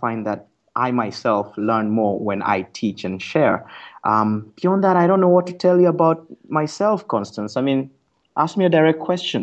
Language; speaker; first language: English; non-native, local second language; Kikuyu